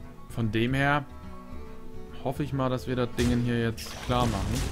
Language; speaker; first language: German; native; German